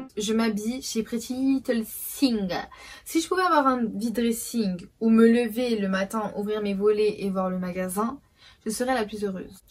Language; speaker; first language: French; early bilingual, other home language; Portuguese